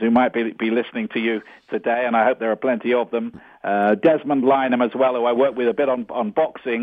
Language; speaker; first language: English; native; English